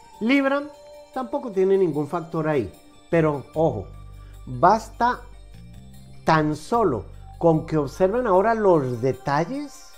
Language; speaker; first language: Spanish; native; Spanish